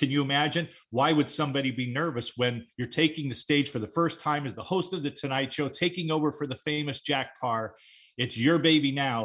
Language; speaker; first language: English; native; English